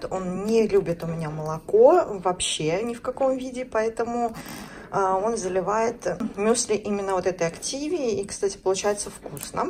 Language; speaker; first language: Russian; native; Russian